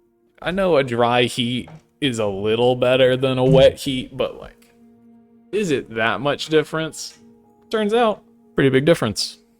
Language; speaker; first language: English; native; English